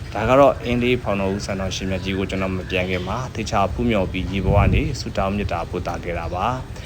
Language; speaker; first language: Burmese; non-native, local second language; Pa'o Karen